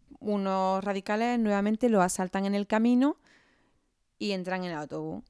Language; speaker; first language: Spanish; native; Spanish